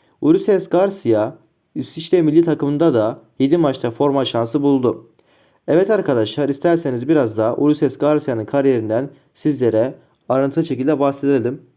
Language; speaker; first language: Turkish; native; Turkish